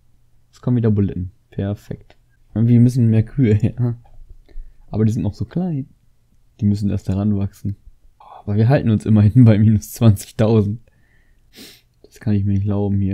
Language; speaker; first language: German; native; German